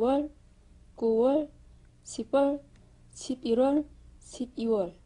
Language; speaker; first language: Korean; non-native, learner; Vietnamese